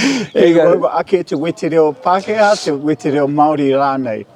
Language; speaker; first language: Māori; non-native, local second language; English